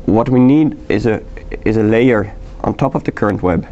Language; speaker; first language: English; non-native, fluent; Dutch